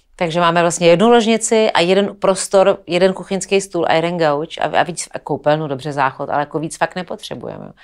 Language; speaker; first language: Czech; native; Czech